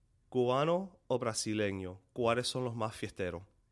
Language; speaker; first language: Spanish; early bilingual, heritage; Spanish